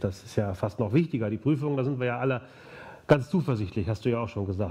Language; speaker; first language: German; native; German